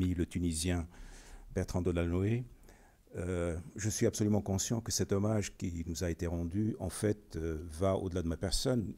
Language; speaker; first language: French; non-native, local second language; Arabic